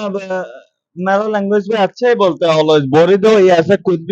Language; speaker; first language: Hindi; non-native, learner; Bangla